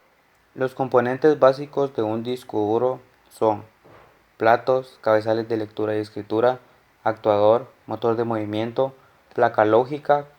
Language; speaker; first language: Spanish; native; Spanish